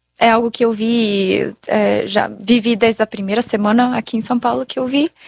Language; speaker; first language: Portuguese; non-native, fluent; German